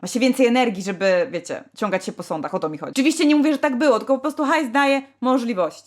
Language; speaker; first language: Polish; native; Polish